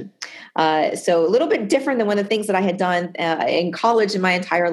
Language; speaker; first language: English; native; English